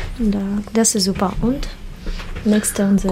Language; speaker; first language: German; non-native, learner; Russian